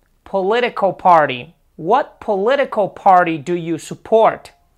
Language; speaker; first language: English; non-native, fluent; Portuguese